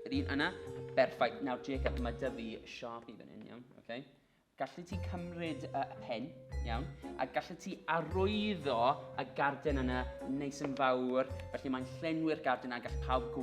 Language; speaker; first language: Welsh; native; Welsh